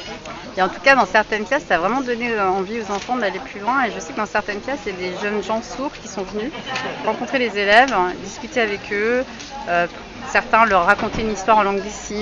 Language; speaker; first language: French; native; French